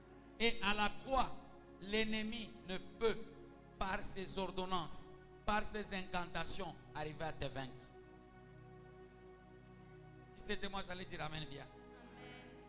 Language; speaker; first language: French; non-native, local second language; Swahili